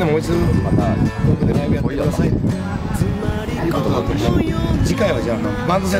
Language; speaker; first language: Japanese; native; Japanese